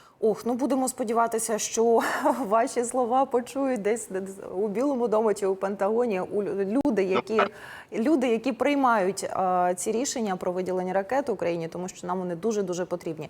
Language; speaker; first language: Ukrainian; native; Ukrainian